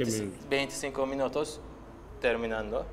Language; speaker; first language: Spanish; non-native, learner; Turkish